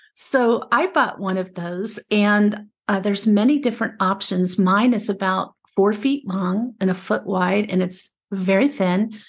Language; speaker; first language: English; native; English